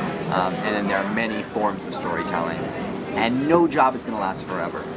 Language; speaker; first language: English; early bilingual, other home language; Hebrew